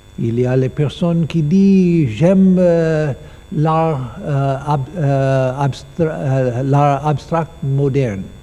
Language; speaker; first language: French; non-native, learner; English